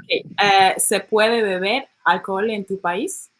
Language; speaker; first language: Spanish; non-native, learner; English